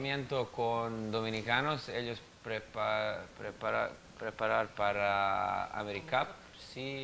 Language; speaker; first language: Spanish; non-native, learner; Serbian